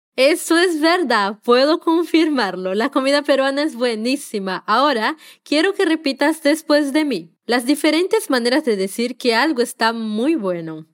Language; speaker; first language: Spanish; native; Spanish